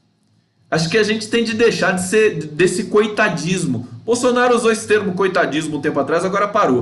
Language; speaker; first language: Portuguese; native; Portuguese